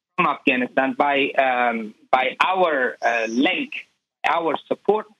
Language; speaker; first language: English; non-native, learner; Persian